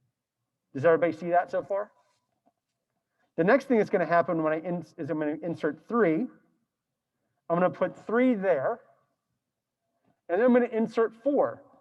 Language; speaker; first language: English; native; English